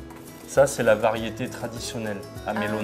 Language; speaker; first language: French; native; French